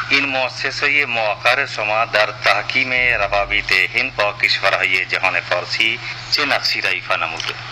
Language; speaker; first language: Persian; non-native, fluent; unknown